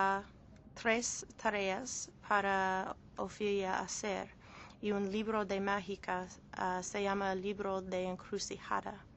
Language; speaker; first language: Spanish; non-native, learner; English